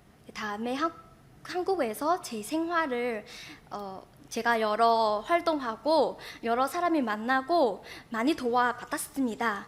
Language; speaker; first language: Korean; non-native, fluent; Vietnamese